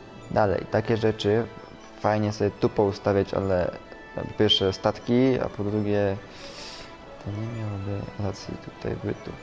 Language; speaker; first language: Polish; native; Polish